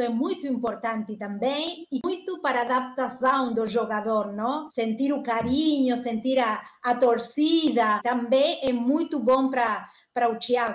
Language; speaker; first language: Portuguese; non-native, learner; Spanish